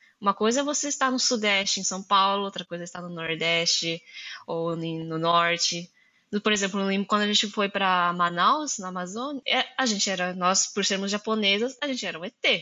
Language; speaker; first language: Portuguese; early bilingual, heritage; Japanese